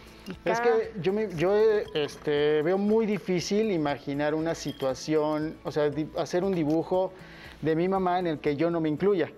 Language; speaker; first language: Spanish; native; Spanish